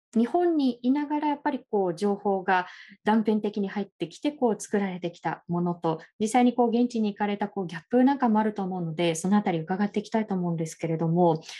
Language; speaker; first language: Japanese; native; Japanese